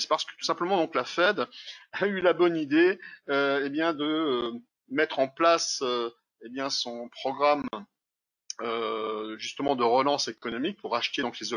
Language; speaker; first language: French; native; French